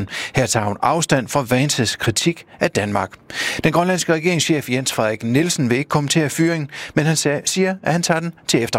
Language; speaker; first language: Danish; native; Danish